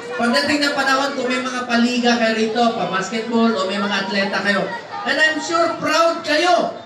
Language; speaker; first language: Filipino; non-native, local second language; Cebuano